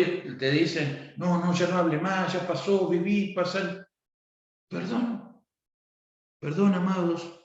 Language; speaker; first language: Spanish; native; Spanish